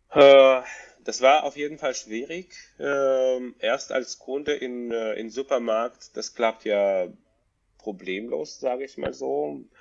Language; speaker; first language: German; non-native, fluent; Russian